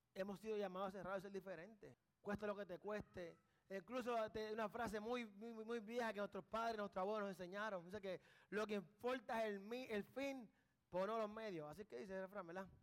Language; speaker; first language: Spanish; early bilingual, heritage; Spanish